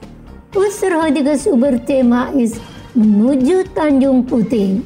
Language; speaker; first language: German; non-native, fluent; Indonesian